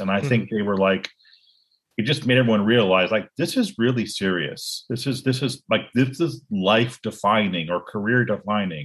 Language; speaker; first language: English; native; English